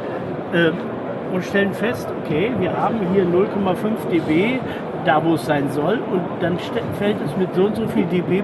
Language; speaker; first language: German; native; German